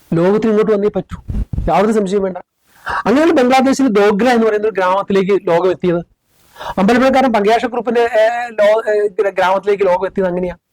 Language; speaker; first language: Malayalam; native; Malayalam